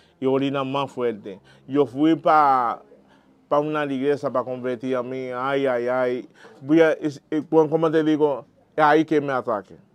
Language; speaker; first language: Spanish; non-native, learner; Haitian Creole